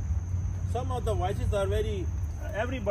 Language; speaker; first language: English; non-native, learner; Pashto